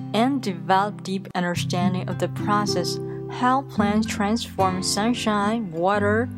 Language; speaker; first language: English; non-native, fluent; Chinese